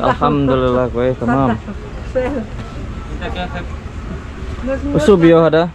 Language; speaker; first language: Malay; non-native, local second language; Sundanese